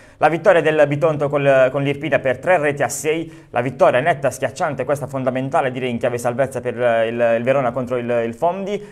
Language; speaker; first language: Italian; native; Italian